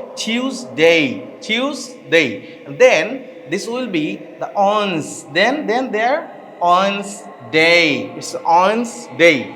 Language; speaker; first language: English; non-native, local second language; Bangla